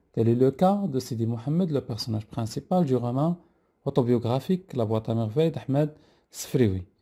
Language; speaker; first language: French; non-native, local second language; Arabic